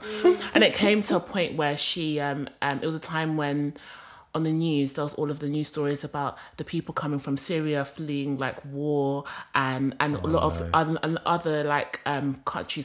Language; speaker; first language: English; non-native, local second language; Kinyarwanda